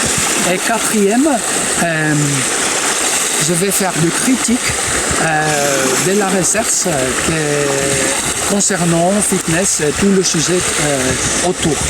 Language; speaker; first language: French; non-native, fluent; Greek